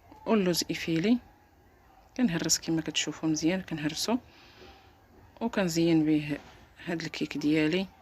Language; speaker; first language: Arabic; native; Arabic